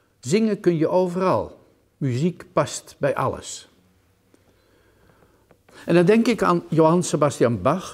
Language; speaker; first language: Dutch; native; Dutch